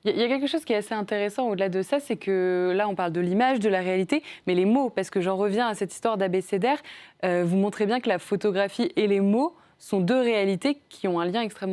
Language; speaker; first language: French; native; French